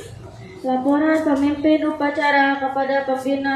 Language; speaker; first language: Indonesian; native; Indonesian